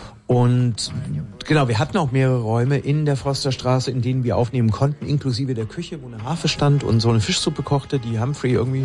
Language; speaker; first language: German; native; German